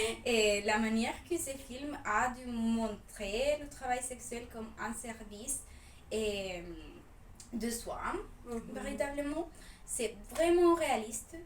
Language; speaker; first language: French; non-native, fluent; Spanish